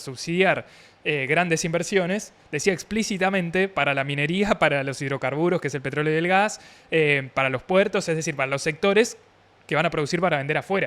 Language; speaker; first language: Spanish; native; Spanish